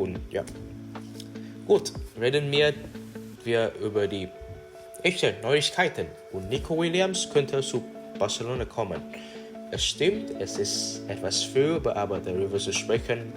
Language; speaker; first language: German; non-native, learner; English